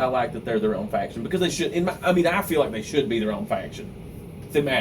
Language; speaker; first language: English; native; English